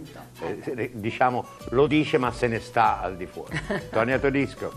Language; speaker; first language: Italian; native; Italian